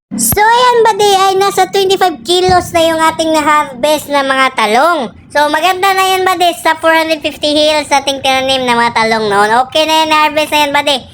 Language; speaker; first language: Filipino; non-native, local second language; Cebuano